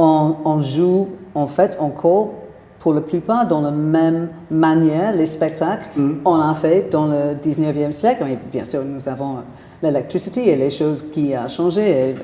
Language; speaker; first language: French; non-native, fluent; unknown